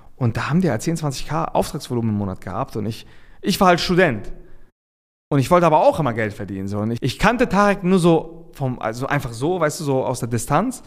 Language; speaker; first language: German; early bilingual, other home language; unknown